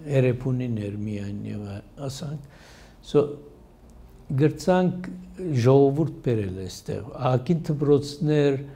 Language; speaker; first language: Armenian; early bilingual, heritage; Armenian